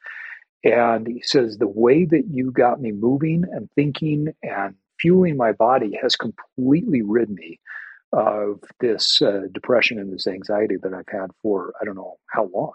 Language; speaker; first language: English; native; English